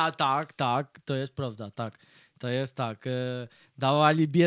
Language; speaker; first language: Polish; early bilingual, heritage; Polish